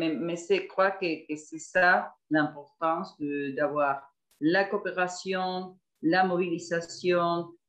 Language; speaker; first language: French; non-native, fluent; Spanish